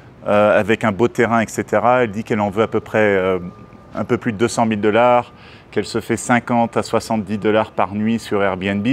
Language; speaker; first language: French; native; French